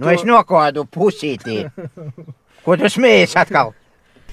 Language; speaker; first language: Latvian; non-native, learner; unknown